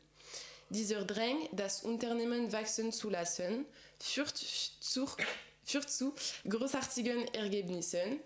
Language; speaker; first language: German; non-native, fluent; French